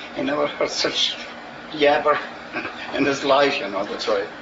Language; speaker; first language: English; native; English